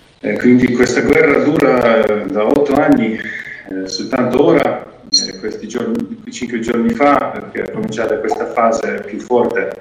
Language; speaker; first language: Italian; non-native, fluent; Ukrainian